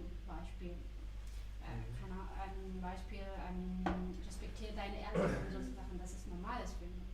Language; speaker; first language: German; non-native, fluent; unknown